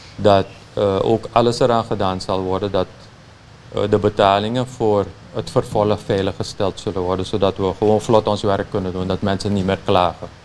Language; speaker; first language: Dutch; native; Dutch